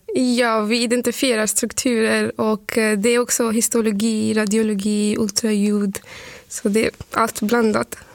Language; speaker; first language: Swedish; non-native, fluent; Urdu